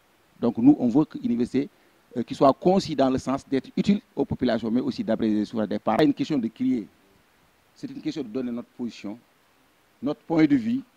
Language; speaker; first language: French; non-native, local second language; Fula